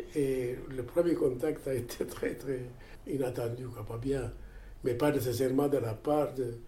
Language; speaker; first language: French; non-native, fluent; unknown